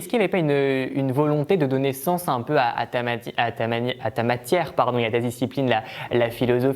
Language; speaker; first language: French; native; French